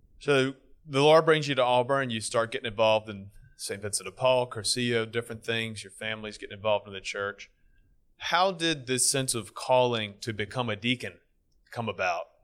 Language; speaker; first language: English; native; English